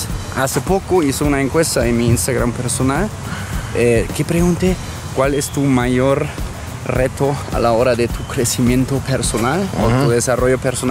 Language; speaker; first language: Spanish; non-native, fluent; German